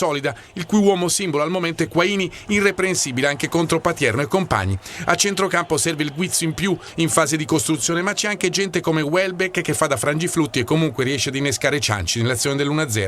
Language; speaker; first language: Italian; native; Italian